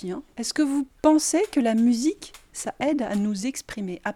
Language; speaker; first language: French; native; French